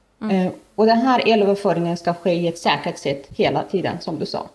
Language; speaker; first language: Swedish; non-native, fluent; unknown